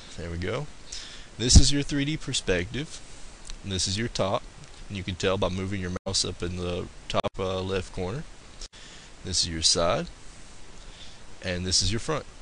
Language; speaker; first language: English; native; English